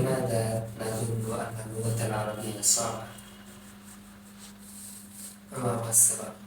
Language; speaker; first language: Arabic; non-native, fluent; Bangla